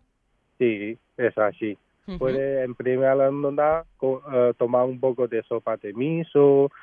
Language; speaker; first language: Spanish; non-native, learner; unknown